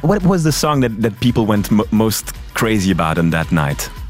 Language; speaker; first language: English; non-native, fluent; Dutch